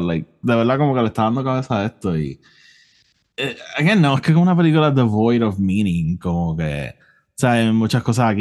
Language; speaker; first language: Spanish; native; Spanish